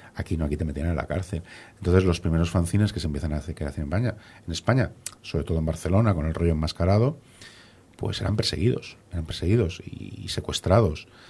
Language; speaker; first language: Spanish; native; Spanish